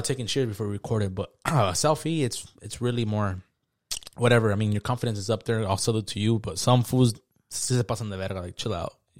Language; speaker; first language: English; early bilingual, other home language; Spanish